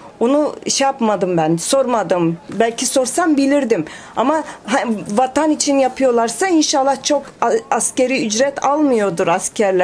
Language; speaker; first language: Turkish; early bilingual, heritage; Turkish